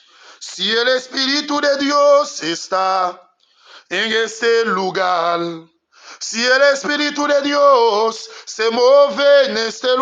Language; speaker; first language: Portuguese; non-native, learner; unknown